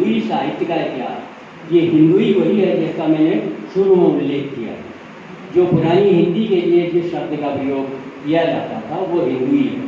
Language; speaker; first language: Hindi; native; Hindi